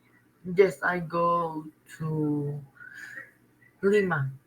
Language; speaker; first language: English; non-native, learner; Spanish